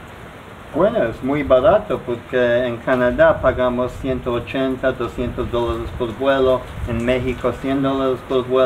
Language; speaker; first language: Spanish; non-native, learner; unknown